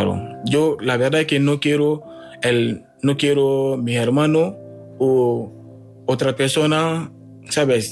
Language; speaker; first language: Spanish; non-native, learner; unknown